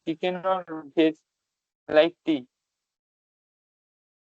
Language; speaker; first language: English; non-native, learner; Bangla